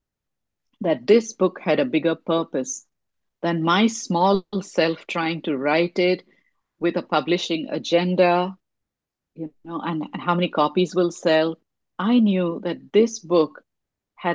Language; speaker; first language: English; non-native, local second language; Tamil